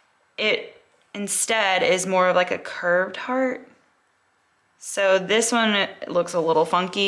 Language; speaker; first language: English; native; English